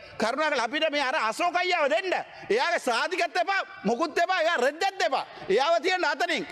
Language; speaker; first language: Sinhala; non-native, local second language; Tamil